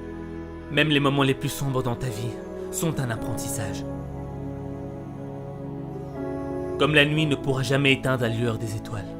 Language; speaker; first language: French; non-native, local second language; Haitian Creole